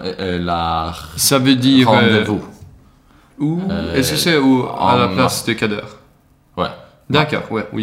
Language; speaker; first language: French; non-native, learner; Swedish